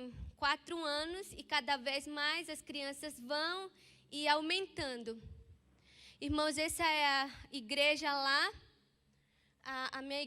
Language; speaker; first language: Portuguese; non-native, local second language; Ticuna